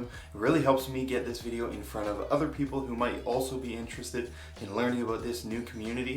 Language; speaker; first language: English; native; English